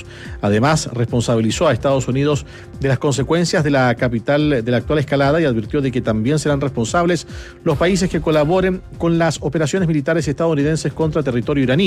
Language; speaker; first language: Spanish; native; Spanish